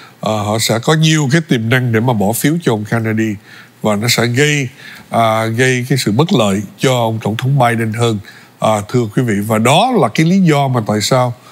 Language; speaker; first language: Vietnamese; early bilingual, other home language; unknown